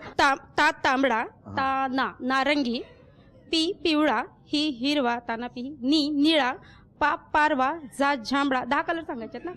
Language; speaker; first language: Marathi; non-native, local second language; Gujarati